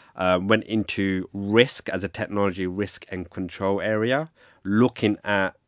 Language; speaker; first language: English; native; English